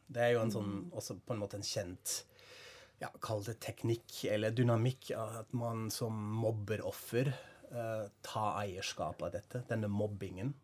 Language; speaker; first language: Norwegian; non-native, fluent; German